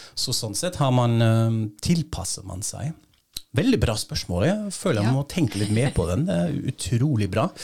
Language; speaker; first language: Norwegian; non-native, fluent; German